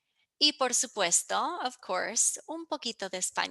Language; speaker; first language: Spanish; early bilingual, heritage; English